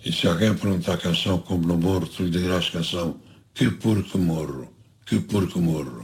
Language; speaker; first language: Portuguese; native; Portuguese